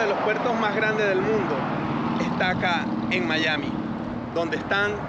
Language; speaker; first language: Spanish; native; Spanish